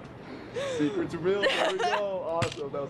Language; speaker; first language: English; native; English